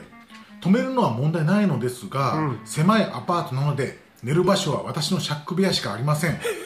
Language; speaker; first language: Japanese; native; Japanese